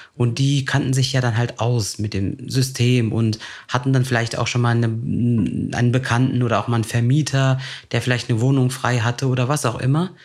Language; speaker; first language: German; early bilingual, other home language; Turkish